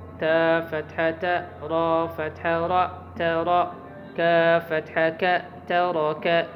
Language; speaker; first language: Arabic; non-native, local second language; Somali